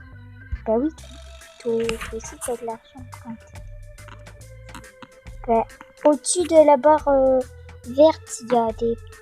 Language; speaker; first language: French; native; French